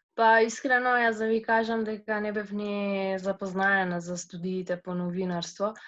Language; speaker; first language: Macedonian; non-native, local second language; Albanian